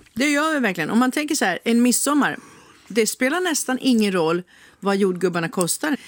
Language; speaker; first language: Swedish; native; Swedish